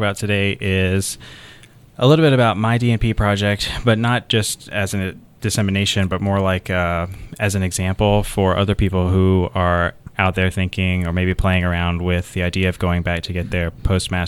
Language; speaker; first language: English; native; English